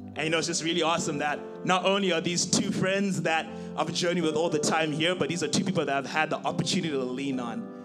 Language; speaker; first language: English; non-native, local second language; Shona